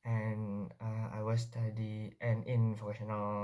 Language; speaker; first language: English; non-native, learner; Indonesian